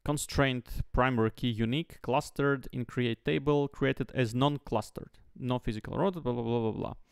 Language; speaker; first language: English; non-native, fluent; Latvian